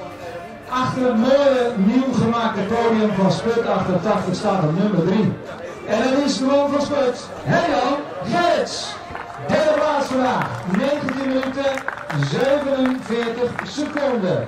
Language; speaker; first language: Dutch; native; Dutch